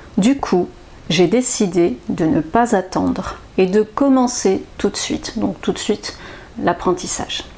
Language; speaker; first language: French; native; French